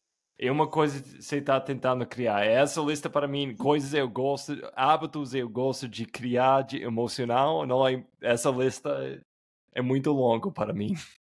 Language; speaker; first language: Portuguese; non-native, fluent; English